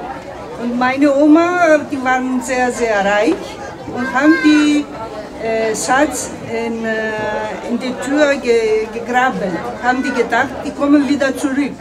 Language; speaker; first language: German; non-native, fluent; Greek